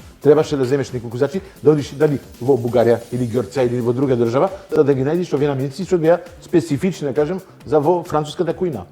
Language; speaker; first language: Macedonian; non-native, fluent; Dutch